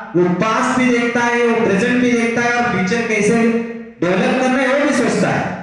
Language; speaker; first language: Hindi; non-native, local second language; Marathi